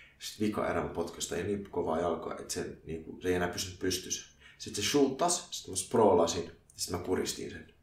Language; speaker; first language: Finnish; early bilingual, other home language; Arabic